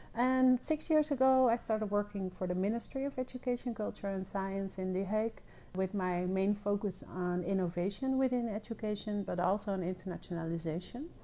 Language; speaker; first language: English; non-native, fluent; Dutch